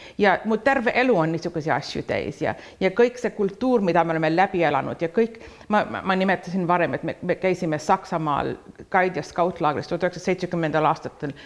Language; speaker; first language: Estonian; early bilingual, heritage; Estonian